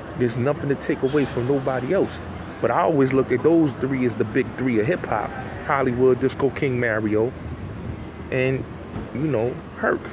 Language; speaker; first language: English; native; English